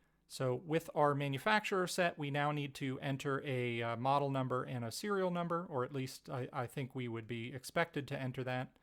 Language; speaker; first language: English; native; English